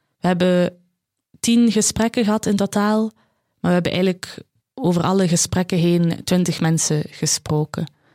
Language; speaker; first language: Dutch; native; Dutch